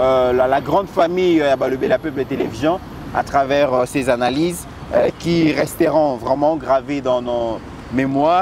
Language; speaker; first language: French; non-native, local second language; Lingala